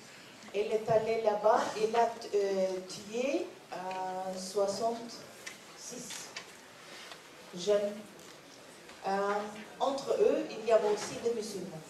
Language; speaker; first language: French; non-native, learner; Norwegian